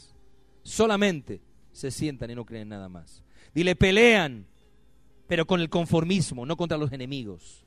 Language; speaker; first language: Spanish; native; Spanish